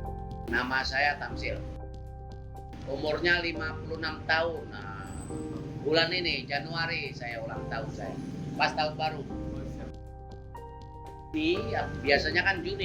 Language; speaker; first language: Indonesian; non-native, local second language; Javanese